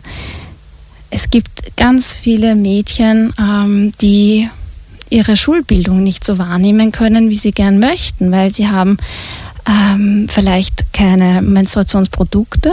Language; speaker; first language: German; native; German